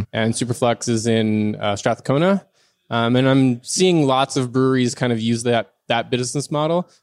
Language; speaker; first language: English; non-native, fluent; French